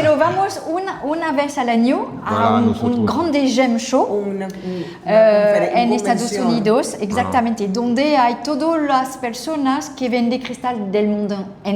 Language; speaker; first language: Spanish; non-native, fluent; French